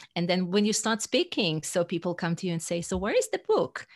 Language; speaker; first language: English; non-native, fluent; Hebrew